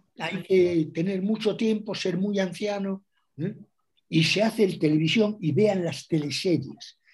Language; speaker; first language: Spanish; non-native, local second language; Galician